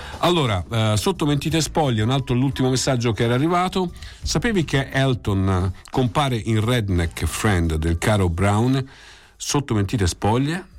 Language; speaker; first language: Italian; native; Italian